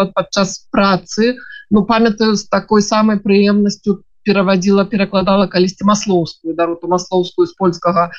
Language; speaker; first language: Belarusian; non-native, local second language; Russian